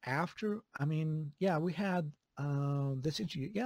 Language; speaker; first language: English; non-native, fluent; Swedish